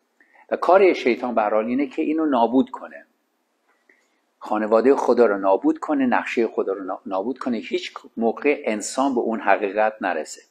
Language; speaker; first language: Persian; native; Persian